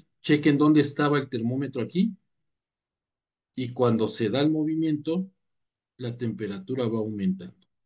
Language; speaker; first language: Spanish; native; Spanish